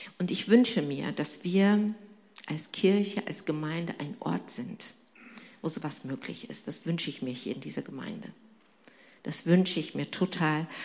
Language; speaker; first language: German; non-native, fluent; Turkish